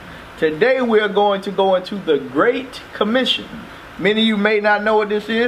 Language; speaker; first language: English; native; English